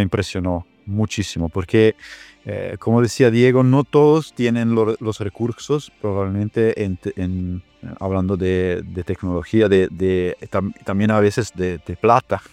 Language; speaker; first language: Spanish; non-native, fluent; Italian